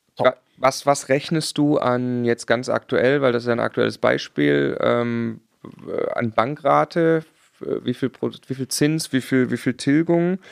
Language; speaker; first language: German; native; German